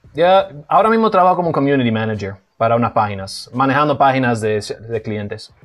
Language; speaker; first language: Spanish; non-native, fluent; German